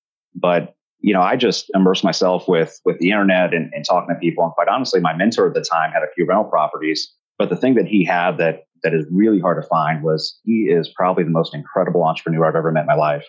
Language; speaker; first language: English; native; English